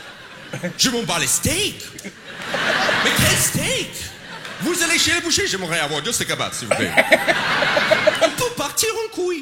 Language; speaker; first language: French; non-native, fluent; English